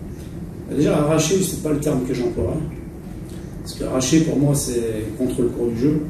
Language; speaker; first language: French; native; French